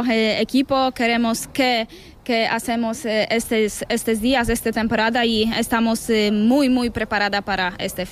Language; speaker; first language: Spanish; non-native, learner; Polish